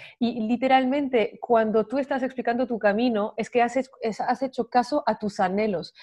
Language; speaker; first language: Spanish; non-native, fluent; French